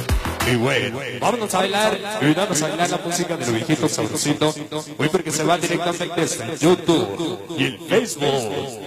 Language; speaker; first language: Spanish; native; Spanish